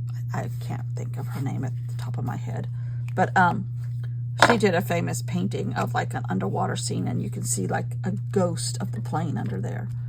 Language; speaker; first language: English; native; English